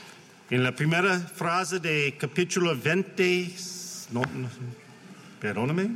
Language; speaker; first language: Spanish; non-native, learner; English